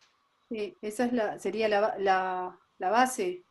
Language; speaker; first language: Spanish; native; Spanish